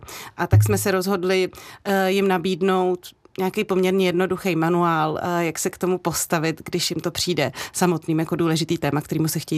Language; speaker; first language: Czech; native; Czech